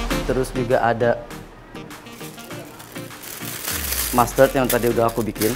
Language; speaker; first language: Indonesian; native; Indonesian